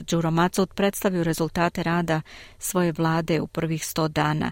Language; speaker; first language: Croatian; native; Croatian